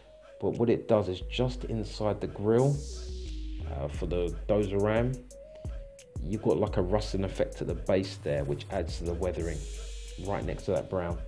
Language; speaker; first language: English; native; English